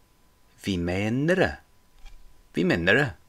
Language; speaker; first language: Irish; non-native, local second language; English